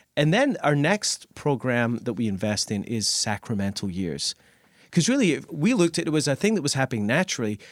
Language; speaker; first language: English; native; English